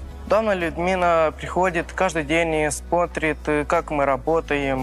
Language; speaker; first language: Russian; non-native, local second language; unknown